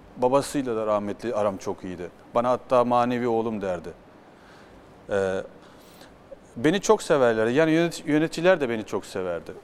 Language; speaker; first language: Turkish; early bilingual, heritage; Turkish